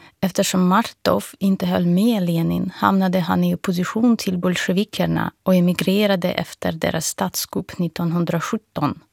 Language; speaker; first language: Swedish; non-native, fluent; Russian